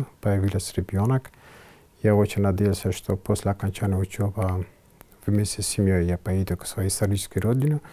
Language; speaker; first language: Russian; non-native, fluent; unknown